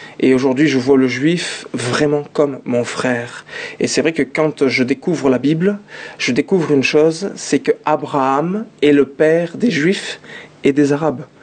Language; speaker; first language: French; early bilingual, other home language; Arabic